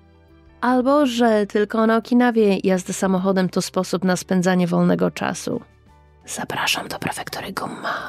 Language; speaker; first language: Polish; native; Polish